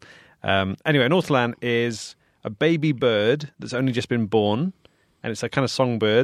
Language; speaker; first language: English; native; English